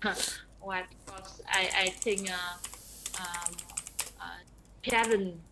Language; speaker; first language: English; non-native, learner; Vietnamese